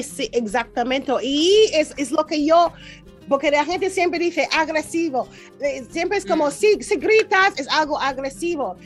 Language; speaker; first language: Spanish; non-native, learner; English